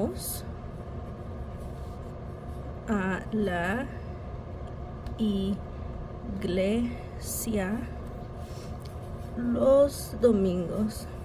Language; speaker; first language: Spanish; non-native, fluent; English